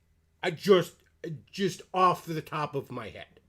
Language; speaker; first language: English; native; English